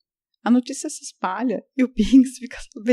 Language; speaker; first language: Portuguese; native; Portuguese